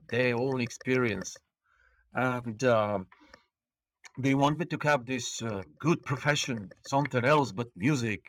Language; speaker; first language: English; non-native, fluent; Bulgarian